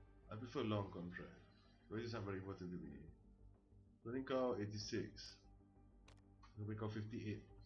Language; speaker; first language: English; non-native, local second language; Malay